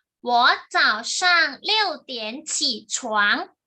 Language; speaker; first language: Chinese; non-native, fluent; Thai